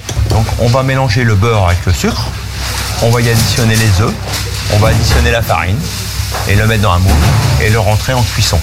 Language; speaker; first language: French; native; French